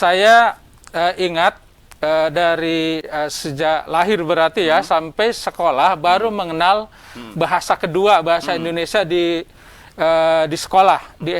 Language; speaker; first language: Indonesian; non-native, local second language; Sundanese